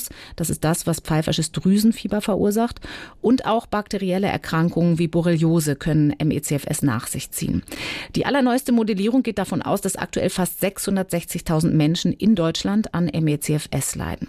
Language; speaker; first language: German; native; German